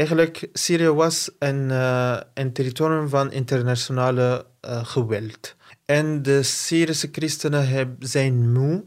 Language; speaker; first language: Dutch; non-native, fluent; Arabic